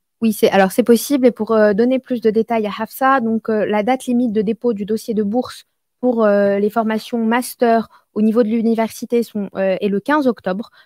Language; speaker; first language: French; non-native, local second language; Arabic